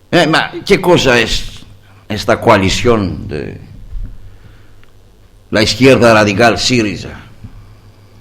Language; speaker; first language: Spanish; non-native, learner; Greek